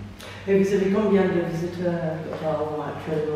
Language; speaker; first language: French; non-native, fluent; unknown